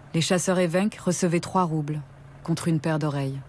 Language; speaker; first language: French; non-native, fluent; Russian